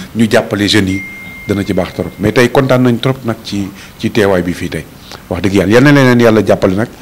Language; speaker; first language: Wolof; non-native, local second language; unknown